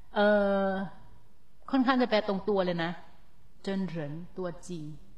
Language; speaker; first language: Thai; native; Thai